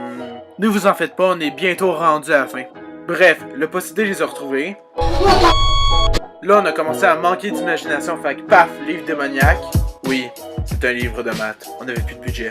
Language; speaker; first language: French; native; French